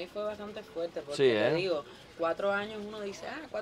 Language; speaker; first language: Spanish; native; Spanish